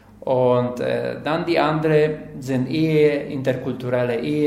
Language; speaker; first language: German; non-native, learner; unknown